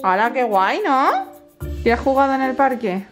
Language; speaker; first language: Spanish; native; Spanish